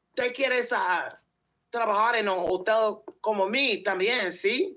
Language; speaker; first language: Spanish; non-native, learner; English